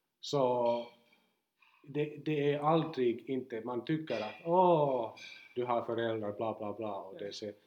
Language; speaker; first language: Swedish; non-native, local second language; Finnish